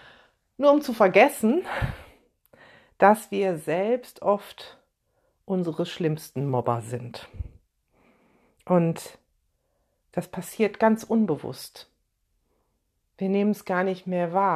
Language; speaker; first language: German; native; German